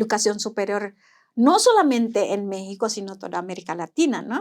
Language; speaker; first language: Spanish; non-native, fluent; Indonesian